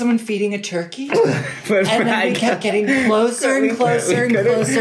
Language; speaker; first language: English; native; English